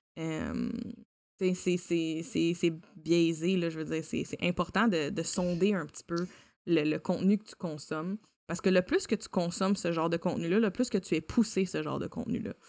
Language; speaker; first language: French; native; French